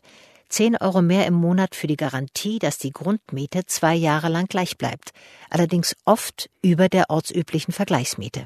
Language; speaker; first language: German; native; German